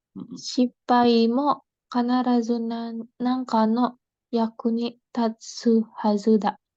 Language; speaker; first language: Japanese; non-native, learner; Indonesian